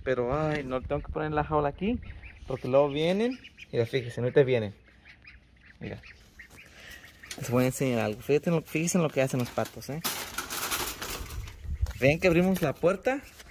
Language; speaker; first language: Spanish; early bilingual, heritage; Spanish